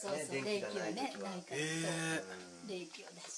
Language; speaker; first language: Japanese; native; Japanese